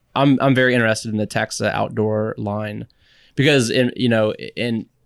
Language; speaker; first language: English; native; English